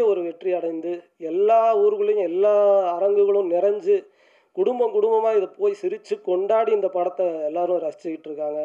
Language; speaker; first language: Tamil; native; Tamil